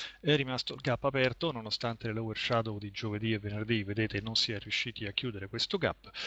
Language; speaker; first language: Italian; native; Italian